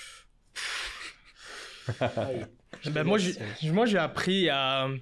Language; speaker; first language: French; native; French